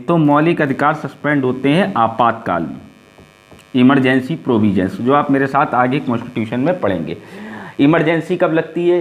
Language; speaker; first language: Hindi; native; Hindi